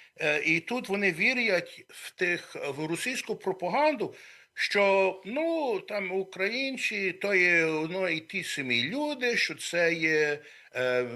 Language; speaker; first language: Ukrainian; early bilingual, heritage; Ukrainian